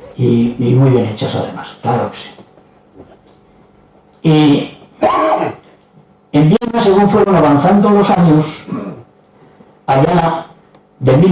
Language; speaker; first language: Spanish; native; Spanish